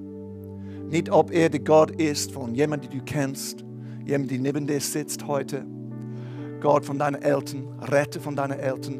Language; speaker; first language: German; non-native, fluent; English